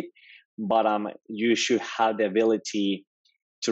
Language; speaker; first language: English; non-native, fluent; Spanish